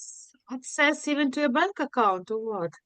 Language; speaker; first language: English; non-native, learner; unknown